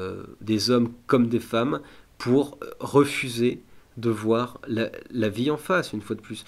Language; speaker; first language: French; native; French